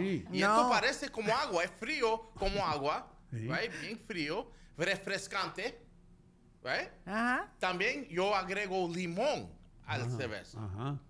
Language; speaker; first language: Spanish; early bilingual, heritage; Spanish